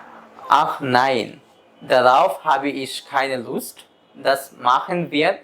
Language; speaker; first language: German; non-native, fluent; Bangla